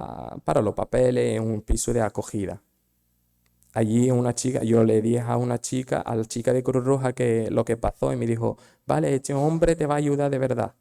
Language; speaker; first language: Spanish; non-native, fluent; Arabic